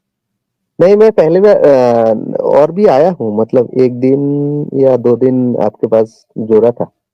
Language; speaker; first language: Hindi; non-native, local second language; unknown